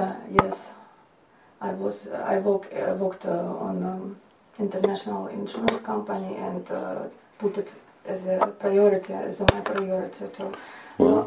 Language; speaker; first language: English; non-native, learner; Russian